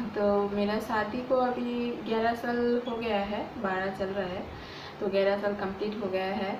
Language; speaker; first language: Hindi; non-native, local second language; Bangla